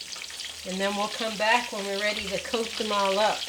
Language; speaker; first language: English; native; English